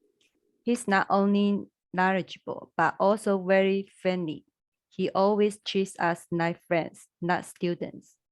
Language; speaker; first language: English; early bilingual, other home language; Chinese